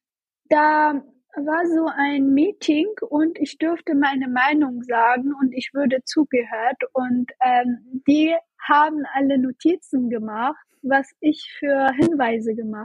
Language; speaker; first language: German; non-native, fluent; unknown